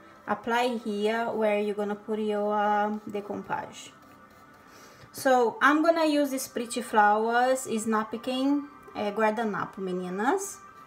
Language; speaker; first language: English; non-native, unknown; Portuguese